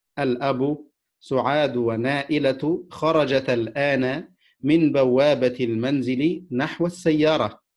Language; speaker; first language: Arabic; non-native, fluent; Indonesian